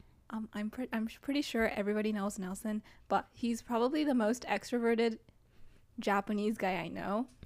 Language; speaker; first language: English; early bilingual, other home language; Japanese